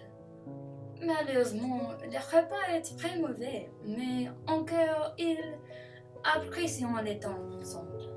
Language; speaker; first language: French; non-native, learner; English